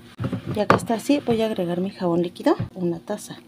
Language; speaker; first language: Spanish; native; Spanish